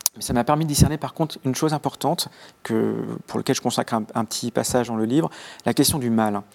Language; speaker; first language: French; native; French